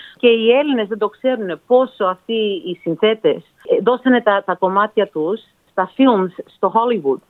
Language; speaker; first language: Greek; early bilingual, heritage; Greek